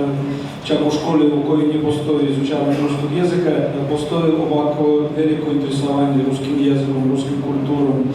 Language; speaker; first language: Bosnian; non-native, fluent; Russian